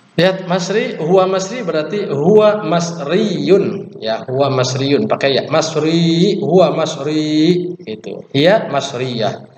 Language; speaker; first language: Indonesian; native; Indonesian